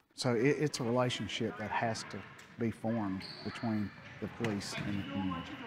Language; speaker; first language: English; native; English